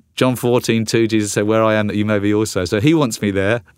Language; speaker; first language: English; native; English